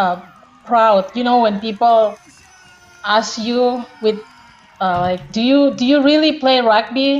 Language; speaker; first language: English; non-native, fluent; Indonesian